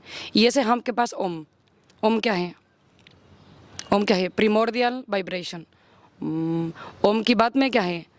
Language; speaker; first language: Hindi; non-native, learner; Spanish